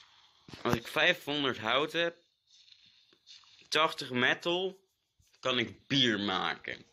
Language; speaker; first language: Dutch; native; Dutch